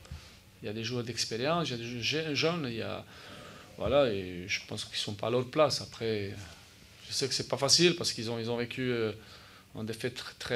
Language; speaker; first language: French; native; French